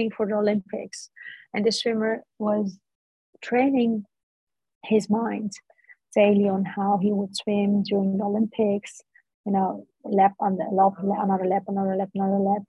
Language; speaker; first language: English; non-native, fluent; Dutch